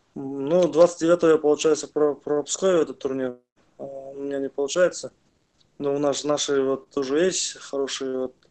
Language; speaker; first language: Russian; non-native, local second language; Kazakh